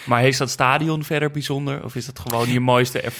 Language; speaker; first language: Dutch; native; Dutch